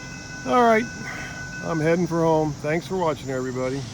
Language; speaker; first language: English; native; English